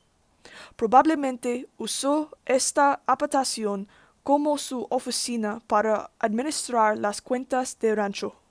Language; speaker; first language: Spanish; non-native, learner; English